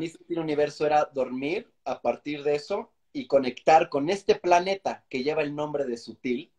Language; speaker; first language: Spanish; native; Spanish